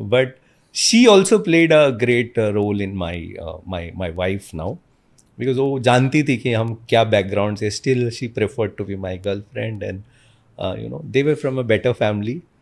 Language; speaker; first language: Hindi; non-native, local second language; Malayalam